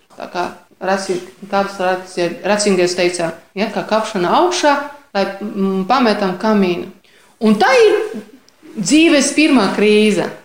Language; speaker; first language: Latvian; non-native, fluent; Polish